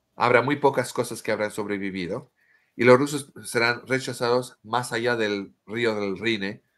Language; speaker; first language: Spanish; non-native, fluent; French